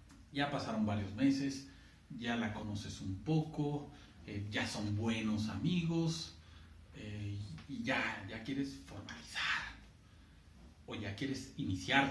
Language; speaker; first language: Spanish; native; Spanish